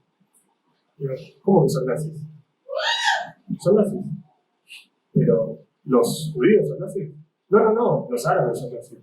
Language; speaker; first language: Spanish; native; Spanish